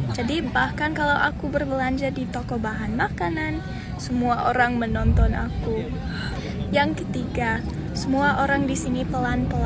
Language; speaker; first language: Indonesian; non-native, fluent; English